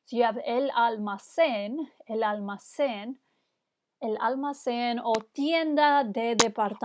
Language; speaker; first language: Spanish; non-native, fluent; English